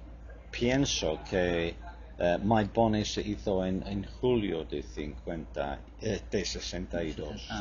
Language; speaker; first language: Spanish; non-native, fluent; English